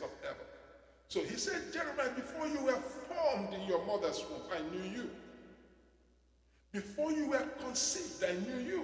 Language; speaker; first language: English; non-native, local second language; Igbo